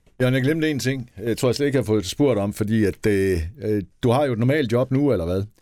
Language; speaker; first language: Danish; native; Danish